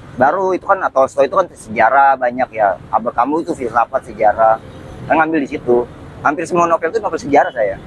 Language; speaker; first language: Indonesian; native; Indonesian